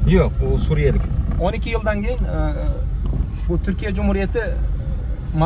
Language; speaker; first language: Turkish; non-native, local second language; Kazakh